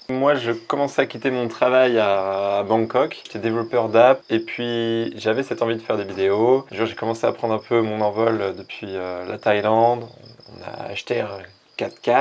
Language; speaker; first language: French; native; French